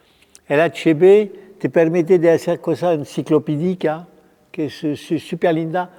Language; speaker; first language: Spanish; non-native, fluent; French